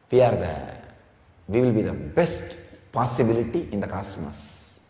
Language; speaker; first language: English; non-native, local second language; Tamil